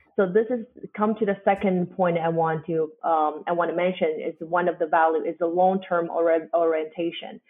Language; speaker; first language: English; non-native, fluent; Chinese